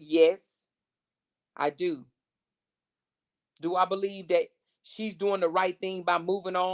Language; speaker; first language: English; native; English